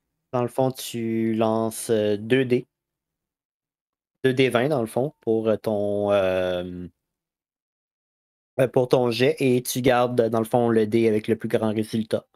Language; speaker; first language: French; native; French